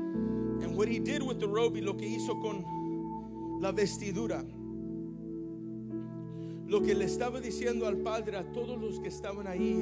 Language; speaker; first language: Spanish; early bilingual, heritage; Spanish